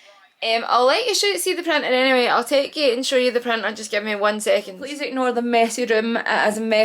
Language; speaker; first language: English; native; English